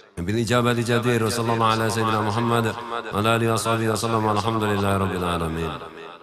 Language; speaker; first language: Arabic; non-native, fluent; Indonesian